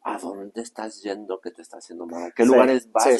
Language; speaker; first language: Spanish; native; Spanish